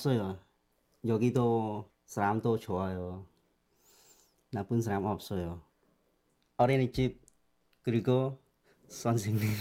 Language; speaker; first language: Korean; non-native, learner; Khmer